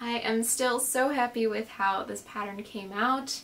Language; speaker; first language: English; native; English